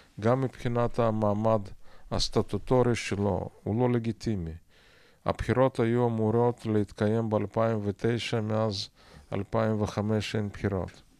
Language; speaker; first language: Hebrew; non-native, fluent; Russian